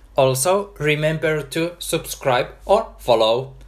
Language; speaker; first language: English; non-native, fluent; Finnish